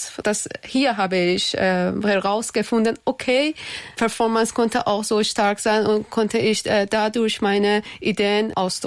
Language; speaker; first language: German; non-native, fluent; Persian